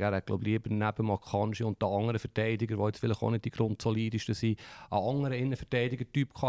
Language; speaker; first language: German; native; German